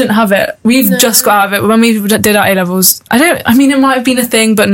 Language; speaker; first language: English; native; English